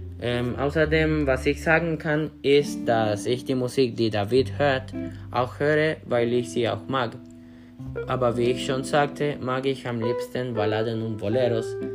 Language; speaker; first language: German; non-native, learner; Spanish